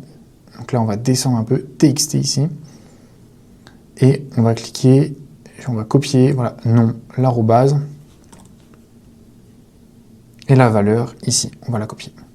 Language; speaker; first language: French; native; French